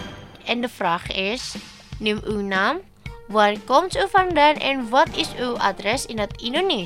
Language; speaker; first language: Dutch; non-native, learner; Indonesian